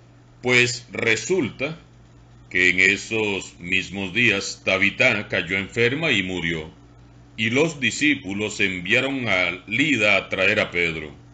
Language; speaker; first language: Spanish; native; Spanish